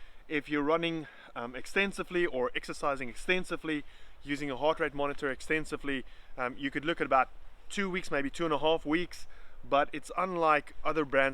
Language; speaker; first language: English; native; English